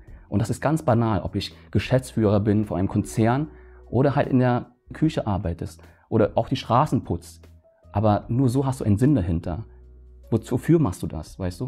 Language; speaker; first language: German; early bilingual, other home language; Vietnamese